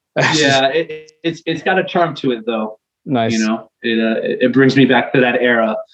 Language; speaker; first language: English; non-native, fluent; French